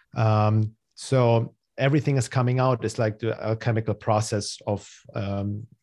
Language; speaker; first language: English; non-native, fluent; German